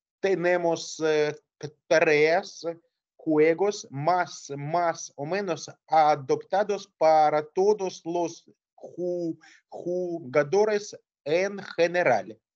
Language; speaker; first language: Spanish; non-native, learner; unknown